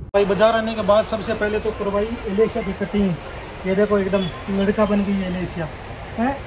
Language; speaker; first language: Hindi; native; Hindi